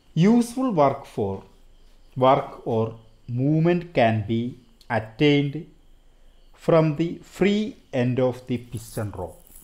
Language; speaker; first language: English; non-native, local second language; Malayalam